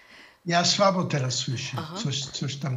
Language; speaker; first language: Polish; non-native, fluent; German